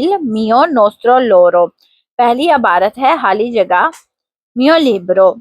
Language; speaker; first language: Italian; non-native, fluent; Urdu